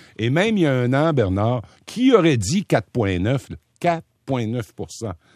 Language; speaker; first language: French; native; French